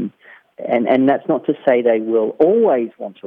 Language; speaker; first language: English; native; English